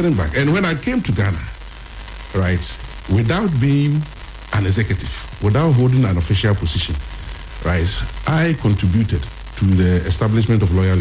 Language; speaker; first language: English; non-native, local second language; Akan